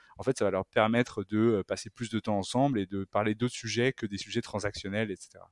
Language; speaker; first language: French; native; French